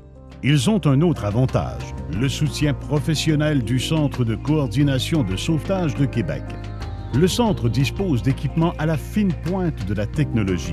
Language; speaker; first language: French; native; French